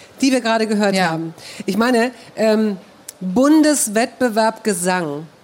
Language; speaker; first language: German; native; German